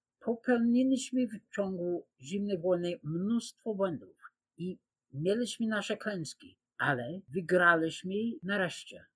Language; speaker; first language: Polish; non-native, fluent; English